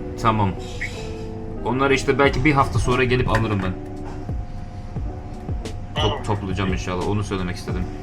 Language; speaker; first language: Turkish; early bilingual, heritage; Turkish